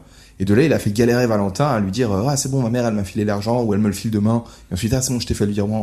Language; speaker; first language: French; native; French